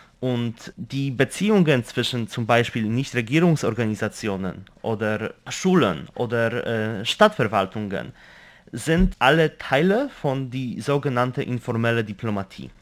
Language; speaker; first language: German; non-native, fluent; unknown